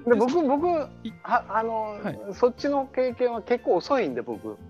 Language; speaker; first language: Japanese; native; Japanese